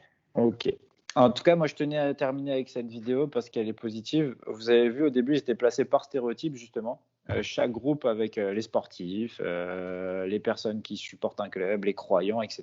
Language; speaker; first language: French; native; French